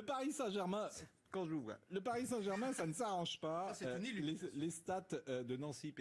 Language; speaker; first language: French; native; French